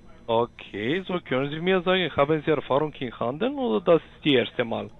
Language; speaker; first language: German; non-native, learner; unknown